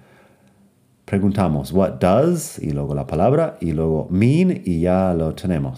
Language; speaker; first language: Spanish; non-native, fluent; English